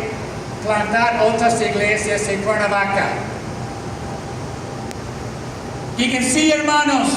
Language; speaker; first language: Spanish; non-native, fluent; English